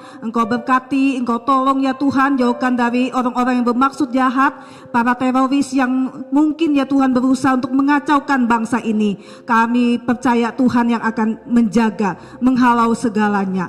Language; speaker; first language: Malay; native; Malay